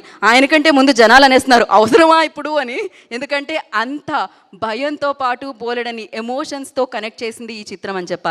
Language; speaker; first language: Telugu; native; Telugu